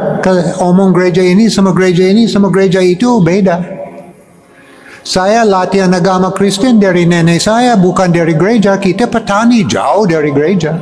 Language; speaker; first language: Indonesian; non-native, fluent; English